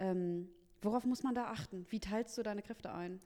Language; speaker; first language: German; native; German